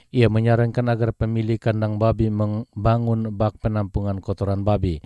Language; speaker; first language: Indonesian; non-native, local second language; Tetum